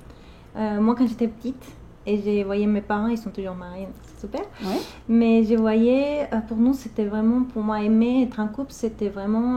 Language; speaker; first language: French; non-native, fluent; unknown